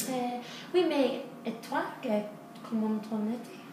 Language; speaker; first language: French; non-native, learner; English